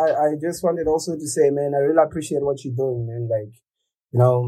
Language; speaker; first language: English; non-native, local second language; Shona